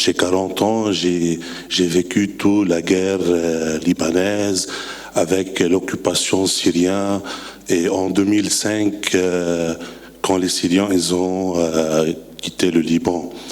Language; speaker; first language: French; non-native, local second language; Arabic